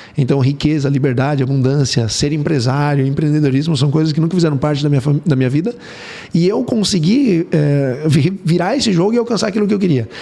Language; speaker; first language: Portuguese; early bilingual, heritage; Portuguese